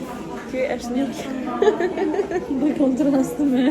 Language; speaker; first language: Albanian; early bilingual, heritage; Albanian